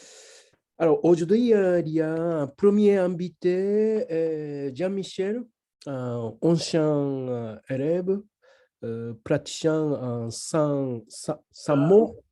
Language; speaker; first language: French; non-native, learner; Japanese